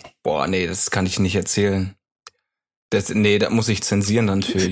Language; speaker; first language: German; native; German